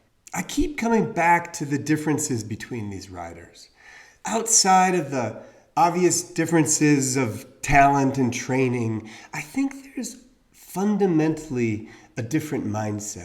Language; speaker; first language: English; native; English